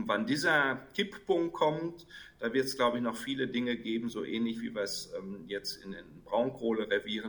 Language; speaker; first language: German; native; German